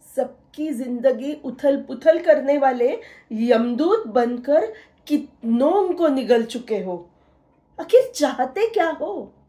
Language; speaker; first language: Hindi; non-native, local second language; Marathi